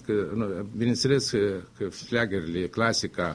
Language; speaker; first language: Romanian; non-native, local second language; Russian